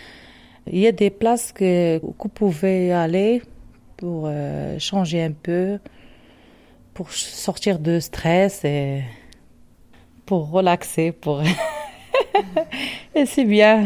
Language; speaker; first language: French; non-native, learner; Arabic